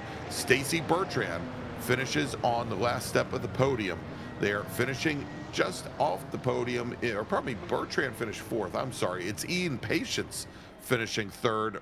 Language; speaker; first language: English; native; English